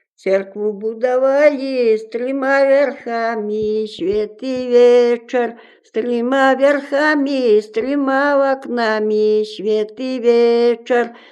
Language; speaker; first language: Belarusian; native; Belarusian